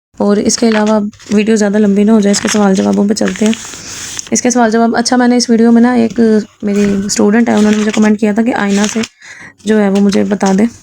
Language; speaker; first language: Urdu; non-native, local second language; Punjabi